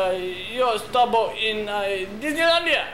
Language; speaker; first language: Spanish; non-native, learner; English